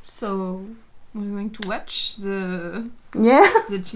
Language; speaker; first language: English; non-native, learner; French